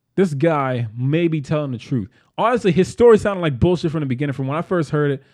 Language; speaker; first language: English; native; English